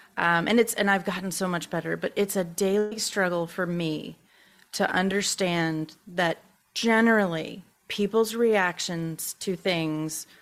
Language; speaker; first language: English; native; English